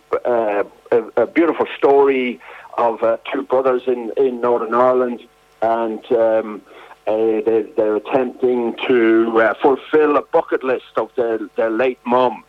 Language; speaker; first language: English; native; English